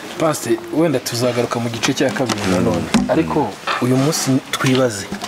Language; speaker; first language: Kinyarwanda; native; Kinyarwanda